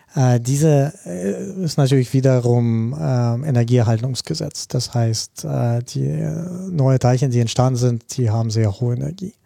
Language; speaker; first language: German; non-native, fluent; Russian